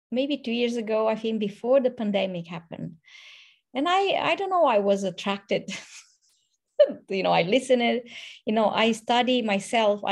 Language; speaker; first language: English; non-native, fluent; Romanian